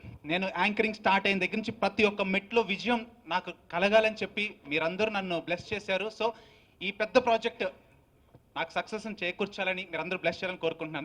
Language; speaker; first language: Telugu; native; Telugu